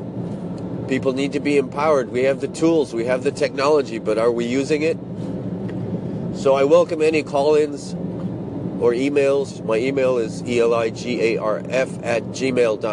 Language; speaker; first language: English; native; English